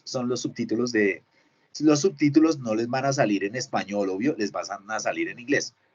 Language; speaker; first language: Spanish; native; Spanish